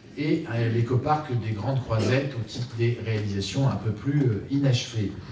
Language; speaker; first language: French; native; French